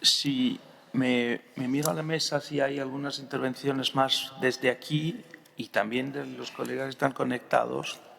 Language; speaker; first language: Spanish; non-native, fluent; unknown